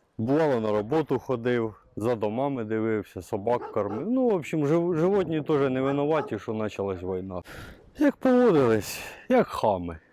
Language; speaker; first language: Ukrainian; native; Ukrainian